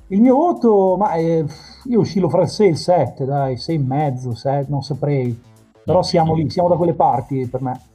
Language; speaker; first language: Italian; native; Italian